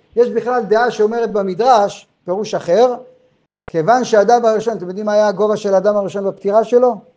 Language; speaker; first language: Hebrew; non-native, fluent; French